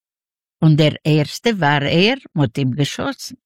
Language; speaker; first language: German; non-native, learner; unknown